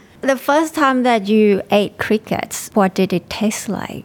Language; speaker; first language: English; non-native, fluent; Thai